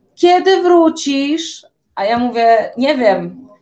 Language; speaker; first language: Polish; native; Polish